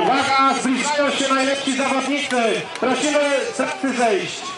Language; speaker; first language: Polish; native; Polish